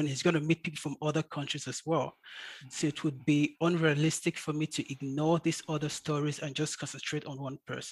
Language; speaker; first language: English; native; English